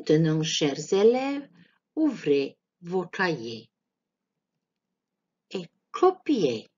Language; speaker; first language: French; non-native, fluent; Croatian